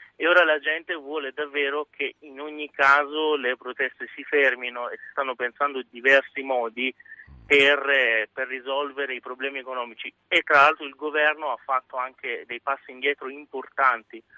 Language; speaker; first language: Italian; non-native, fluent; Persian